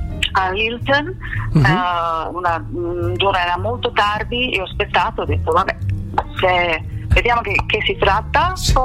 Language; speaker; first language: Italian; non-native, fluent; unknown